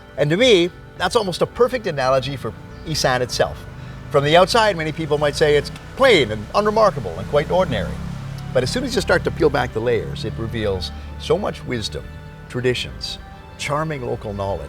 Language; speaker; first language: English; native; English